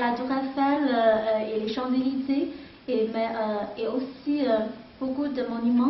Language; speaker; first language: French; non-native, fluent; Chinese